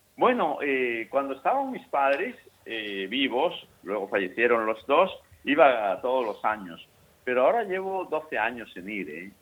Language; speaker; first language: Spanish; native; Spanish